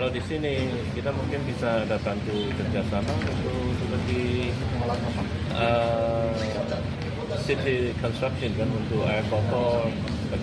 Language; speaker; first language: Indonesian; non-native, learner; Chinese